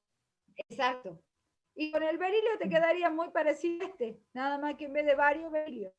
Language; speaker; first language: Spanish; native; Spanish